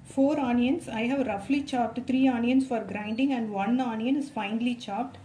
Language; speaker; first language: English; non-native, local second language; Tamil